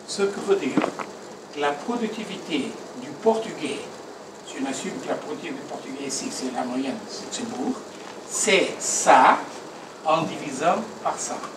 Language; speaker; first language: French; non-native, fluent; Portuguese